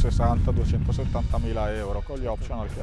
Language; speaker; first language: Italian; native; Italian